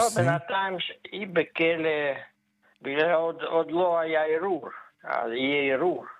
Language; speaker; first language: Hebrew; non-native, fluent; Russian